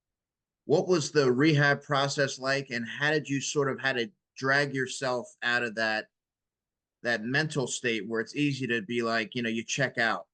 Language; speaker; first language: English; native; English